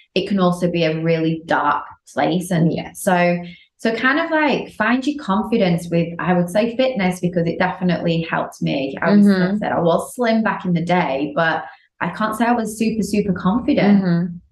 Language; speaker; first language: English; native; English